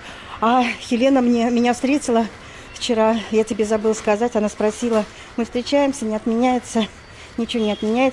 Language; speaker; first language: Russian; native; Russian